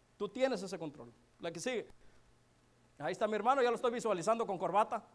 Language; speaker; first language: Spanish; native; Spanish